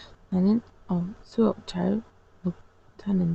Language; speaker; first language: Korean; non-native, learner; English